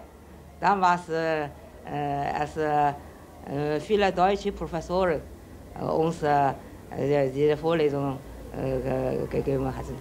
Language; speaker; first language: German; non-native, learner; Chinese